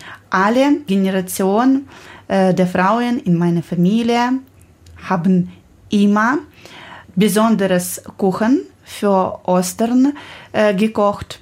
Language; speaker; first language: German; non-native, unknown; Ukrainian